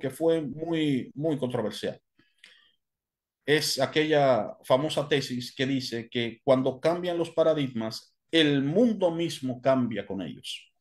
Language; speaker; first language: Spanish; native; Spanish